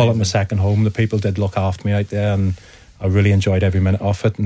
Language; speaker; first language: English; native; English